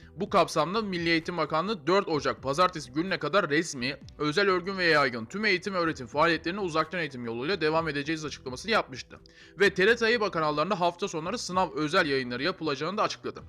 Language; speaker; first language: Turkish; native; Turkish